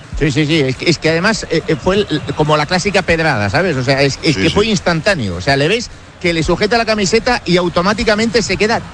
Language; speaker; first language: Spanish; native; Spanish